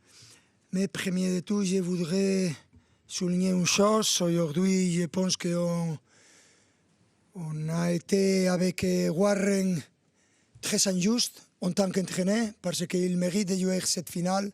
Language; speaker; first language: French; non-native, fluent; Spanish